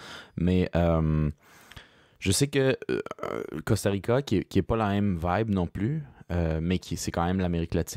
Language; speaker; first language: French; native; French